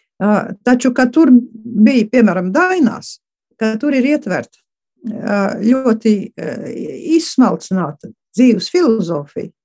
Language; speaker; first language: Latvian; early bilingual, heritage; Latvian